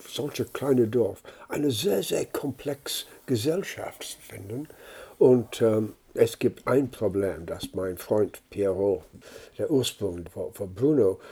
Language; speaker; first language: German; non-native, learner; English